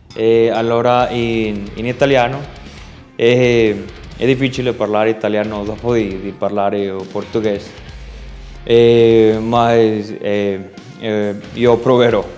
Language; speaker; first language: Italian; non-native, learner; Spanish